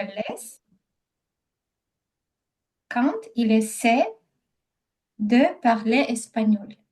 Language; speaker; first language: French; non-native, learner; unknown